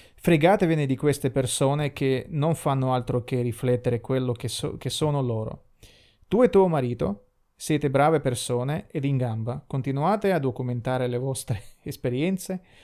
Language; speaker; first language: Italian; non-native, fluent; Russian